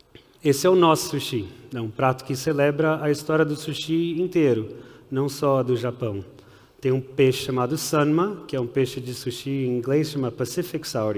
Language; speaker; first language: Portuguese; early bilingual, heritage; Portuguese